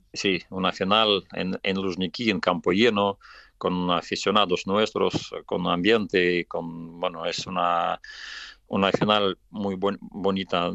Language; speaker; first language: Spanish; non-native, fluent; Russian